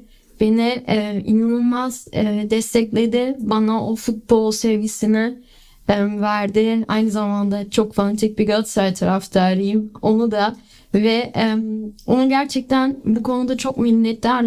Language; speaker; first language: Turkish; early bilingual, heritage; Turkish